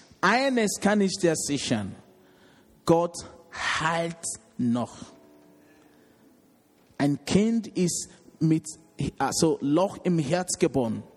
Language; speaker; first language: German; non-native, learner; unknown